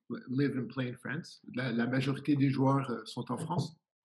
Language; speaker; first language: French; non-native, fluent; English